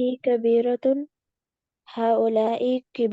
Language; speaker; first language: Arabic; non-native, learner; Urdu